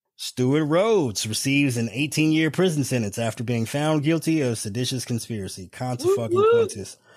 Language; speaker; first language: English; native; English